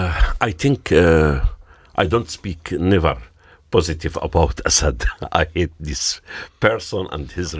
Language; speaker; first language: English; non-native, learner; Arabic